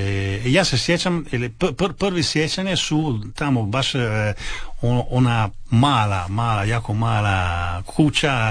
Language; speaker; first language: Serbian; early bilingual, heritage; Italian